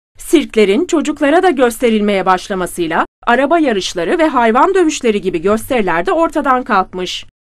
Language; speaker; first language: Turkish; native; Turkish